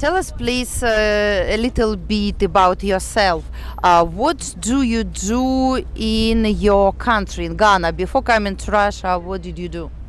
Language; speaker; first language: English; non-native, fluent; Russian